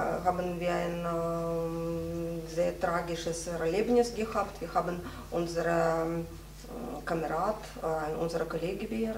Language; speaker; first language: German; non-native, fluent; Russian